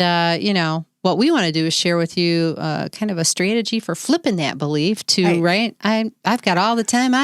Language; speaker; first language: English; native; English